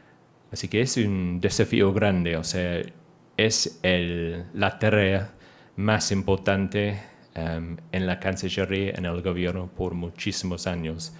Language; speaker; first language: Spanish; non-native, fluent; English